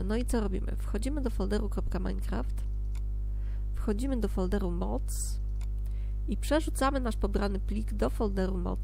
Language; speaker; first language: Polish; native; Polish